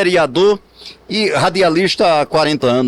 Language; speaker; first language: Portuguese; native; Portuguese